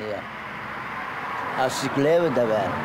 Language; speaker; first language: Dutch; non-native, learner; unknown